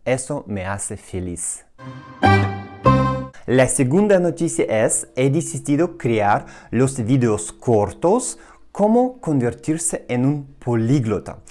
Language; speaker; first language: Spanish; non-native, fluent; Russian